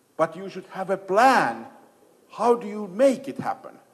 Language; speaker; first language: English; non-native, fluent; Finnish